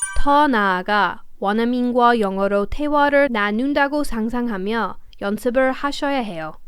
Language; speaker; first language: Korean; non-native, fluent; English